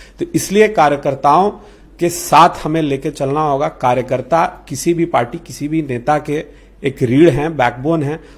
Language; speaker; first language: Hindi; native; Hindi